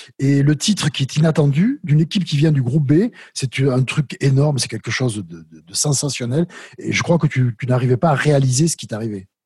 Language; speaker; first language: French; native; French